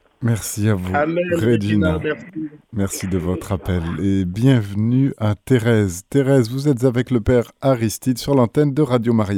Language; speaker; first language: French; native; French